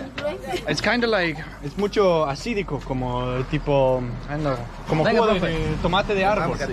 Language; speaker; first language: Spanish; non-native, learner; Danish